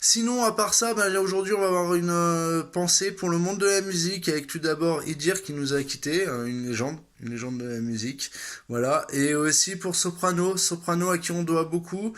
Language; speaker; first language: French; native; French